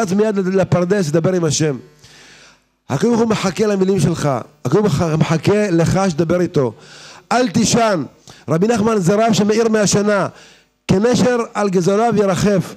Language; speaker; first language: Hebrew; native; Hebrew